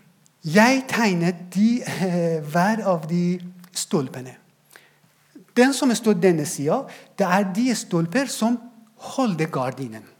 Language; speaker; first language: Norwegian; non-native, fluent; Persian